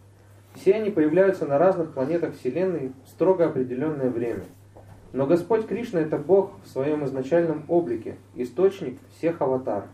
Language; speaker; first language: Russian; native; Russian